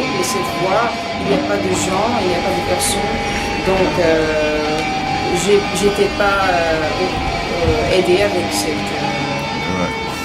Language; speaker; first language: French; non-native, learner; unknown